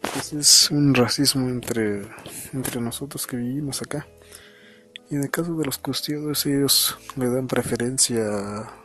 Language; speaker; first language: Spanish; non-native, local second language; Tzotzil